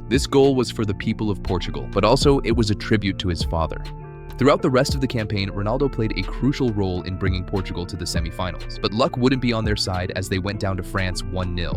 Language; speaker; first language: English; native; English